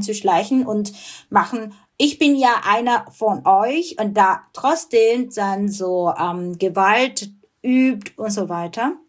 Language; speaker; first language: German; non-native, fluent; Burmese